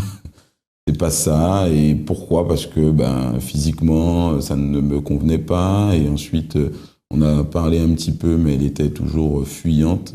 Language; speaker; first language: French; native; French